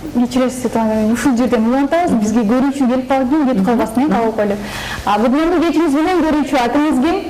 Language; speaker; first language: Kyrgyz; native; Kyrgyz